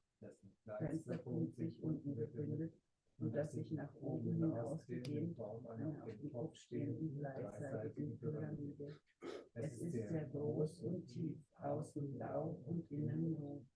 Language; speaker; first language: German; native; German